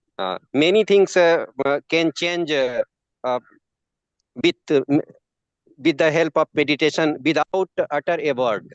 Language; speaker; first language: English; non-native, learner; Hindi